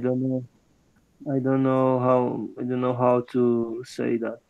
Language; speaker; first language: English; non-native, learner; Spanish